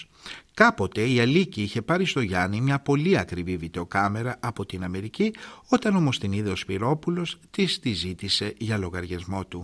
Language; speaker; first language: Greek; native; Greek